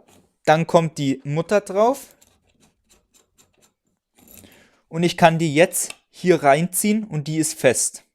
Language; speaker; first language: German; native; German